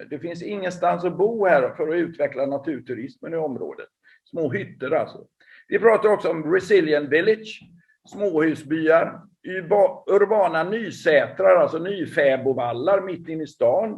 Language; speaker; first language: Swedish; native; Swedish